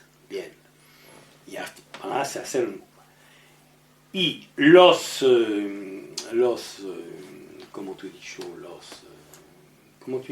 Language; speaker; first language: Spanish; non-native, learner; French